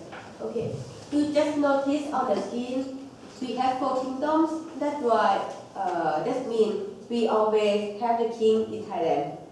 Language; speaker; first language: English; non-native, local second language; Thai